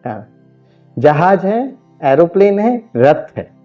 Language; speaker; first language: Hindi; non-native, local second language; Malayalam